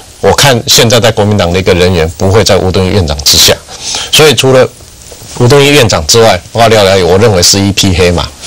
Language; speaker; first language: Chinese; native; Chinese